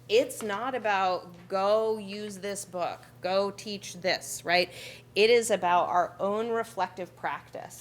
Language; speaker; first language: English; native; English